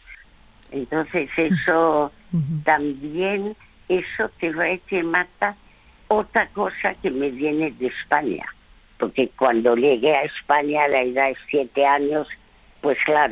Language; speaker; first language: Spanish; early bilingual, other home language; French